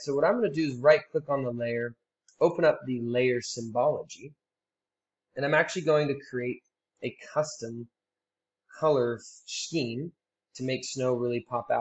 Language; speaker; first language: English; native; English